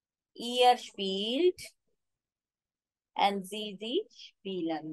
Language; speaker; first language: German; non-native, fluent; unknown